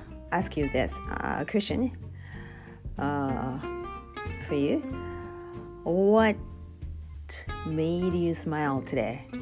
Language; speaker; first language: English; non-native, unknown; Japanese